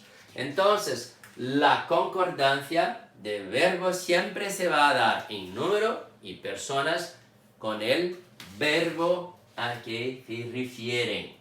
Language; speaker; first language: Spanish; non-native, fluent; Portuguese